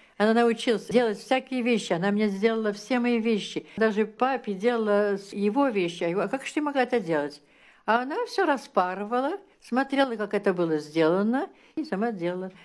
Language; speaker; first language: Russian; early bilingual, heritage; Russian